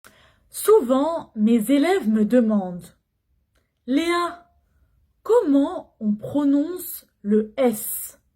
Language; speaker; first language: French; non-native, fluent; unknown